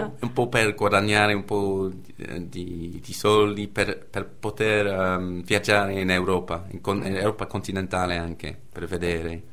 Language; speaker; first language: Italian; non-native, fluent; English